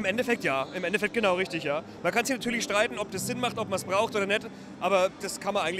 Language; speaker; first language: German; native; German